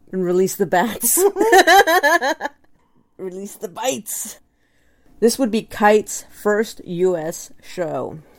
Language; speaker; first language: English; native; English